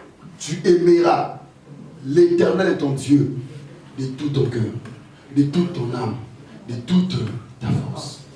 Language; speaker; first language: French; non-native, local second language; Lingala